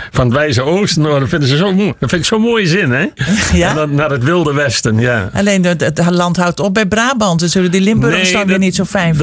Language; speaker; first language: Dutch; native; Dutch